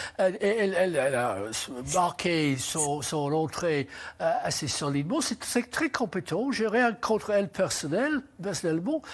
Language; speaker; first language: French; non-native, fluent; English